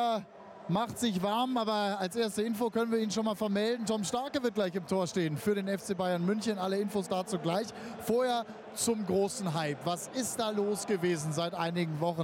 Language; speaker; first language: German; native; German